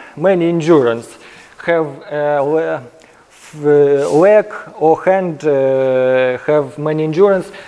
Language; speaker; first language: English; non-native, learner; Ukrainian